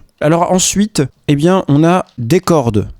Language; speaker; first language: French; native; French